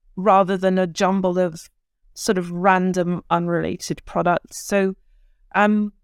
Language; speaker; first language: English; early bilingual, other home language; Turkish